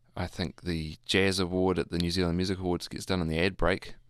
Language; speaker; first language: English; native; English